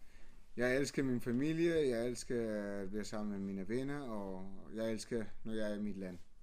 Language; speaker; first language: Danish; non-native, fluent; Spanish